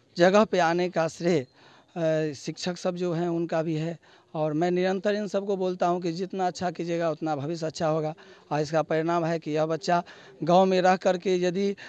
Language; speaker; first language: Hindi; non-native, local second language; Maithili